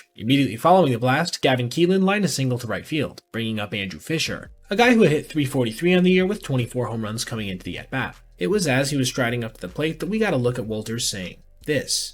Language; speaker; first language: English; native; English